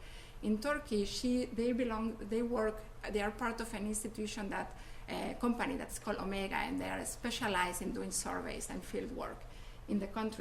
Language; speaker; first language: English; non-native, fluent; Spanish